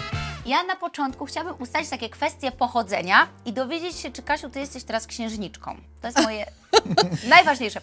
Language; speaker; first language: Polish; native; Polish